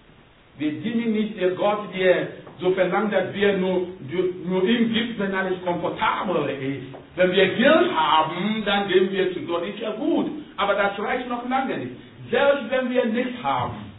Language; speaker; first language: German; non-native, learner; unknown